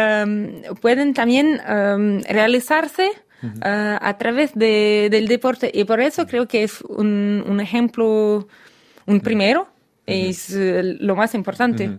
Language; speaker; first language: Spanish; non-native, learner; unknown